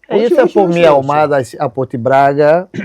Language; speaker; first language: Greek; non-native, fluent; Portuguese